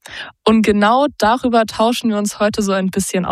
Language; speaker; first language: German; native; German